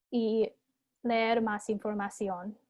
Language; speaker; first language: Spanish; non-native, fluent; English